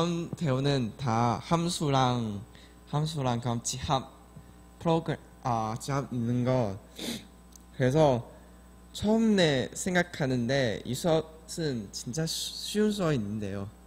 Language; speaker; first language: Korean; non-native, learner; Chinese